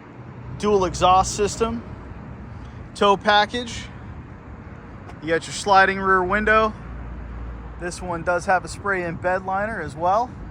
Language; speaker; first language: English; native; English